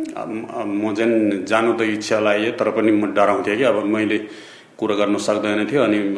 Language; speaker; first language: Nepali; non-native, local second language; Eastern Tamang